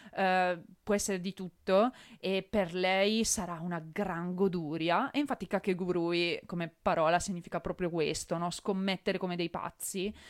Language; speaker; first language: Italian; native; Italian